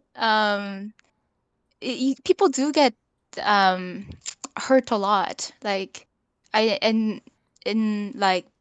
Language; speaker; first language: English; early bilingual, other home language; Korean